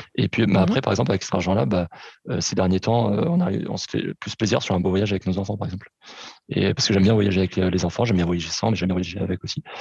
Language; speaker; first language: French; early bilingual, other home language; Portuguese